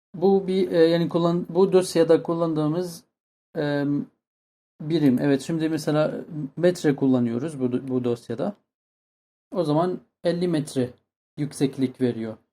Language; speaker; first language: Turkish; non-native, fluent; Arabic